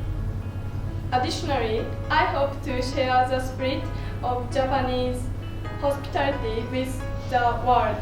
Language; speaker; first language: English; non-native, fluent; Japanese